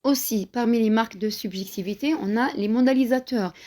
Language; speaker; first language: French; non-native, local second language; Arabic